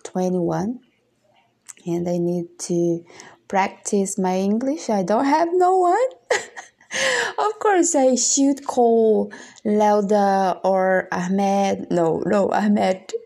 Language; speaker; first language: English; non-native, learner; Portuguese